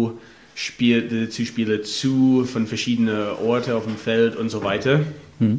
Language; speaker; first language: German; non-native, learner; English